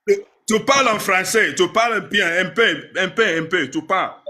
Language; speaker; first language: French; non-native, learner; Igbo